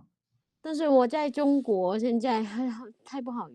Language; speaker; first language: Chinese; non-native, learner; Lao